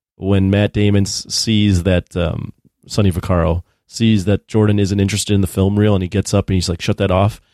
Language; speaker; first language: English; native; English